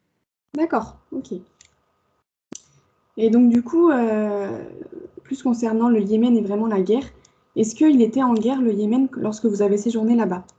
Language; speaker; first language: French; native; French